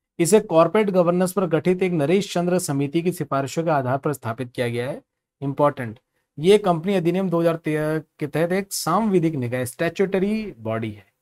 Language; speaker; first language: Hindi; native; Hindi